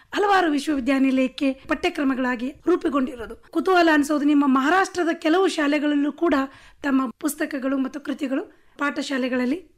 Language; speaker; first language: Kannada; native; Kannada